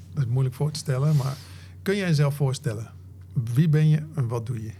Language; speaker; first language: Dutch; native; Dutch